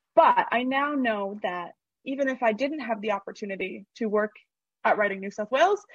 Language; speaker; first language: English; native; English